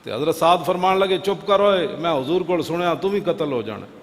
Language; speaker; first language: Urdu; non-native, local second language; Punjabi